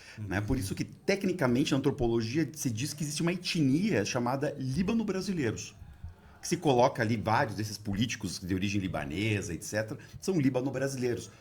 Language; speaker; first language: Portuguese; native; Portuguese